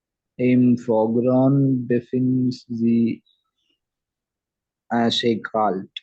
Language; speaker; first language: German; non-native, learner; Malayalam